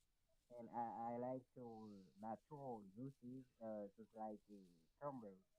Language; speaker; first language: English; non-native, learner; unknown